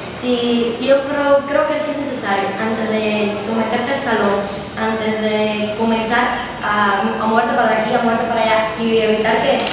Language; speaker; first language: Spanish; native; Spanish